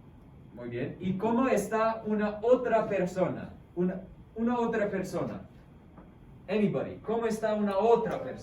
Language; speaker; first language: Spanish; non-native, fluent; English